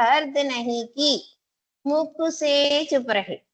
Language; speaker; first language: Hindi; non-native, local second language; Telugu